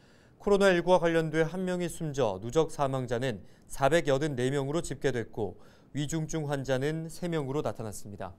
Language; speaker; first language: Korean; native; Korean